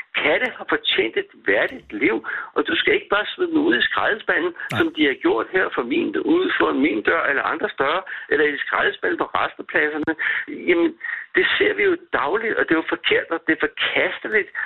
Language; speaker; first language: Danish; native; Danish